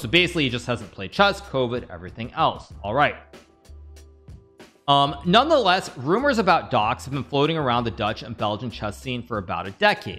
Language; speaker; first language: English; native; English